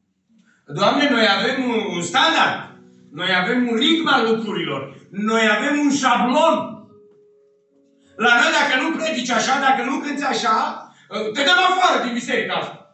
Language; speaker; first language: Romanian; native; Romanian